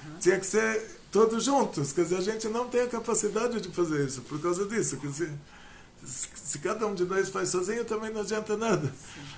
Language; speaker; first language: Portuguese; non-native, fluent; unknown